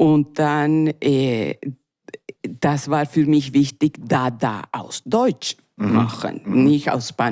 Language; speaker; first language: German; non-native, learner; Spanish